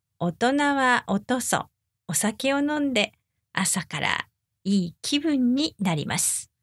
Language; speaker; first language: Japanese; native; Japanese